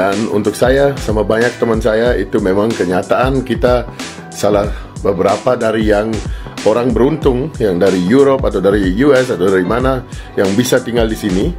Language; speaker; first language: Indonesian; non-native, fluent; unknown